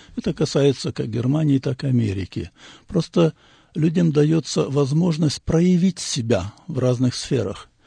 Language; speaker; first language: Russian; native; Russian